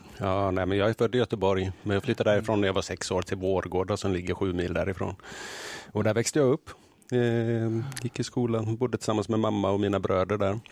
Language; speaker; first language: Swedish; native; Swedish